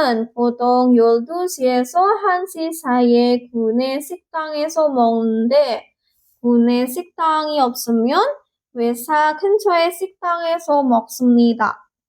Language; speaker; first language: Korean; non-native, learner; Indonesian